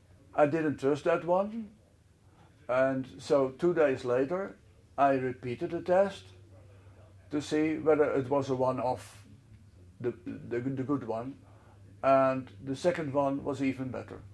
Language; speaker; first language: English; non-native, fluent; Dutch